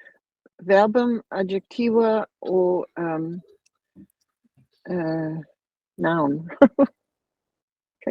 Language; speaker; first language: Danish; non-native, learner; English